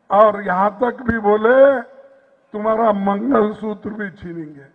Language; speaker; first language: Hindi; non-native, local second language; Kannada